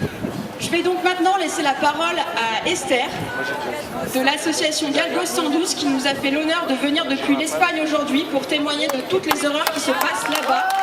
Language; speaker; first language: French; native; French